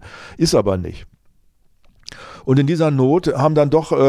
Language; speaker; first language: German; native; German